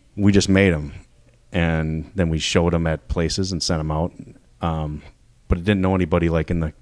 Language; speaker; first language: English; native; English